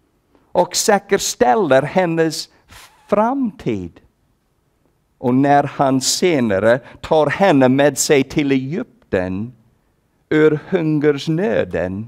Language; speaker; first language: Swedish; non-native, fluent; English